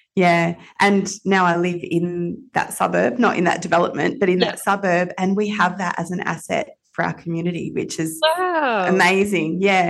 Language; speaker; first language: English; native; English